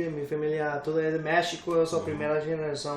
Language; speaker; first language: Portuguese; non-native, learner; English